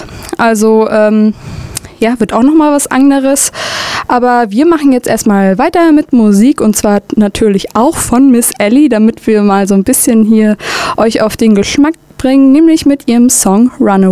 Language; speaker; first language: German; native; German